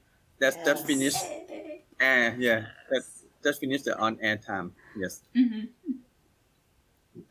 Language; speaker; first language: English; non-native, learner; Thai